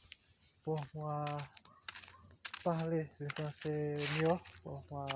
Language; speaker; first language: French; non-native, learner; Portuguese